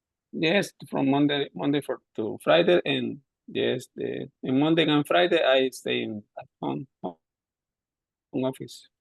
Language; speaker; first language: English; non-native, learner; Spanish